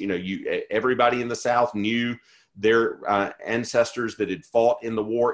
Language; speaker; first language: English; native; English